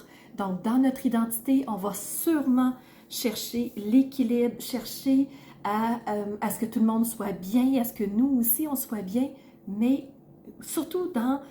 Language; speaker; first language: French; native; French